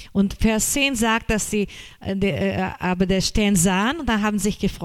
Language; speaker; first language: German; non-native, fluent; Portuguese